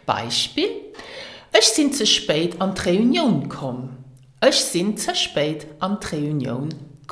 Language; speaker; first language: German; non-native, learner; English